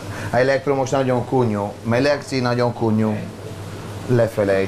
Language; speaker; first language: Hungarian; non-native, learner; Italian